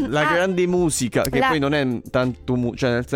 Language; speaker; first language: Italian; native; Italian